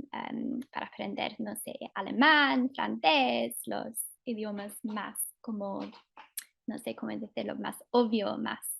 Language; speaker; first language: Spanish; non-native, fluent; English